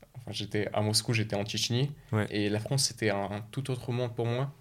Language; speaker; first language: French; early bilingual, other home language; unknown